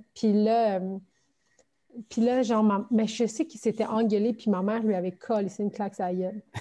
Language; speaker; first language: French; early bilingual, other home language; Turkish